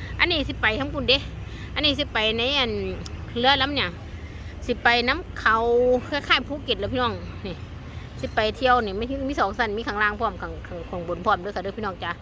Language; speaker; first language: Thai; non-native, local second language; Lao